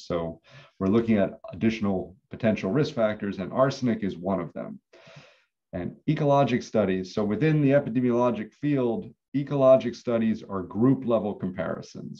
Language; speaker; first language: English; native; English